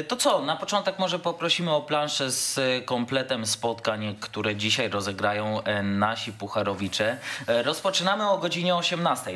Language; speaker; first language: Polish; native; Polish